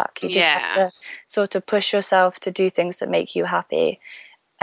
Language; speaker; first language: English; native; English